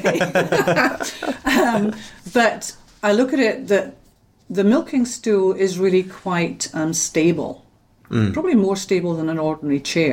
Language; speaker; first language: English; native; English